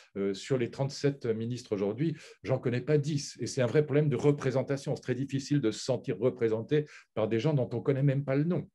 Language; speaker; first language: French; native; French